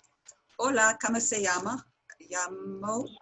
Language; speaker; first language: Spanish; non-native, learner; English